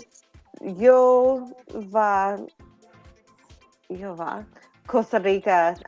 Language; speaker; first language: Spanish; non-native, learner; English